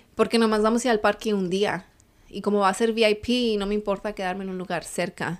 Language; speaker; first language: Spanish; early bilingual, heritage; Spanish